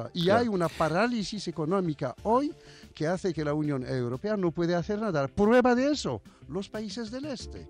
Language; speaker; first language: Spanish; non-native, fluent; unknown